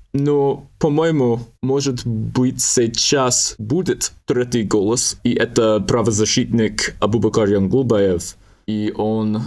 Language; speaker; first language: Russian; non-native, learner; English